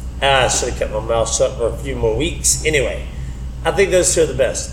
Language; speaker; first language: English; native; English